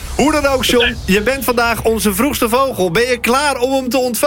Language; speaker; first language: Dutch; native; Dutch